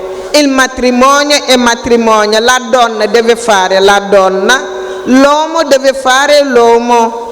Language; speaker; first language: Italian; non-native, fluent; Wolof